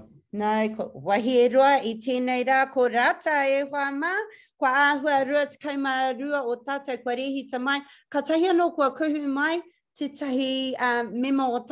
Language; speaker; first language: Māori; non-native, local second language; English